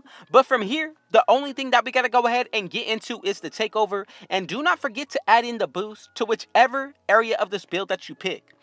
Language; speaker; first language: English; native; English